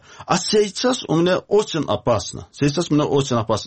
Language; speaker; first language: Russian; non-native, learner; Azerbaijani